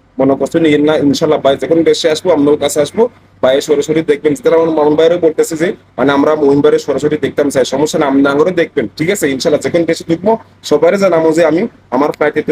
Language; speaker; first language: Bangla; non-native, fluent; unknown